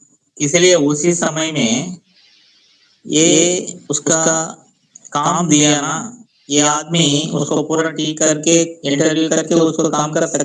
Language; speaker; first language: Hindi; non-native, local second language; Telugu